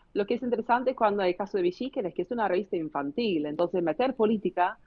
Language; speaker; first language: Spanish; non-native, fluent; English